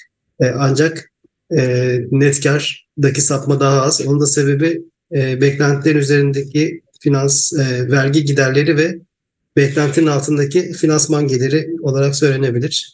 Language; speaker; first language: Turkish; native; Turkish